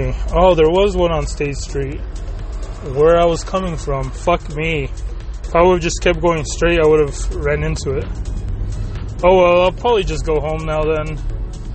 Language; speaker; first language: English; early bilingual, other home language; Spanish